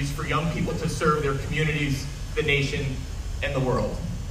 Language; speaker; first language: English; native; English